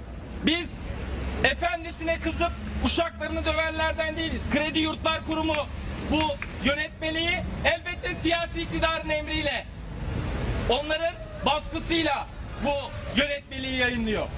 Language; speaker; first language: Turkish; native; Turkish